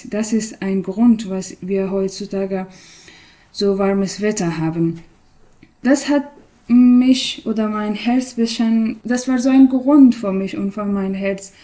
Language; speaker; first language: German; non-native, learner; Persian